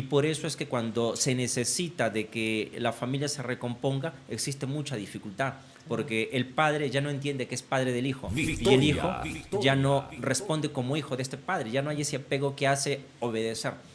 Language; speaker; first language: Spanish; native; Spanish